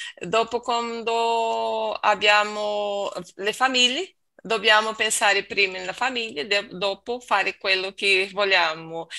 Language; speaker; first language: Italian; non-native, learner; Portuguese